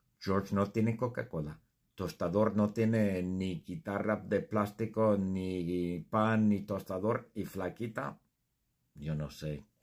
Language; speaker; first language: Spanish; non-native, fluent; English